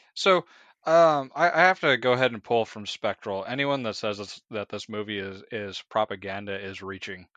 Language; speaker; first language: English; native; English